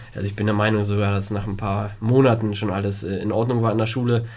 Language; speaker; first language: German; early bilingual, other home language; Polish